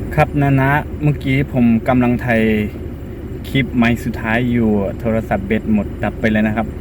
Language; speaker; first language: Thai; non-native, fluent; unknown